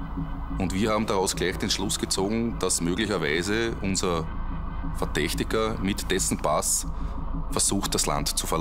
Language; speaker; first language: German; native; German